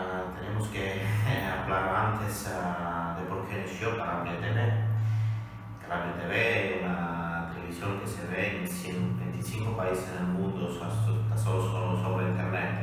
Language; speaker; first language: Spanish; non-native, learner; Italian